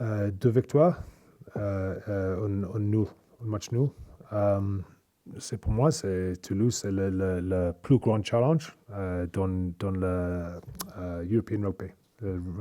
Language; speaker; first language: French; non-native, learner; English